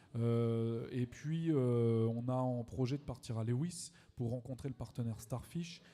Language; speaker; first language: French; native; French